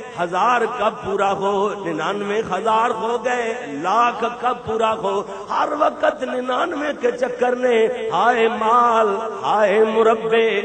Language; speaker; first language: Urdu; non-native, local second language; Punjabi